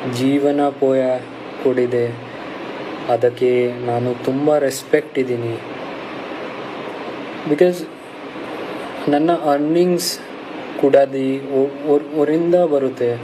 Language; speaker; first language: Kannada; non-native, local second language; Hindi